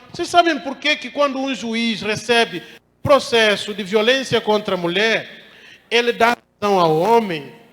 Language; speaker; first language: Portuguese; non-native, local second language; Upper Guinea Crioulo